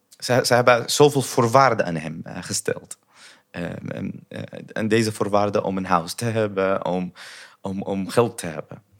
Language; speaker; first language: Dutch; non-native, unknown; Arabic